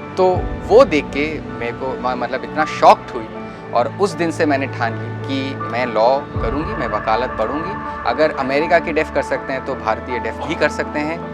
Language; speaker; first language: Hindi; native; Hindi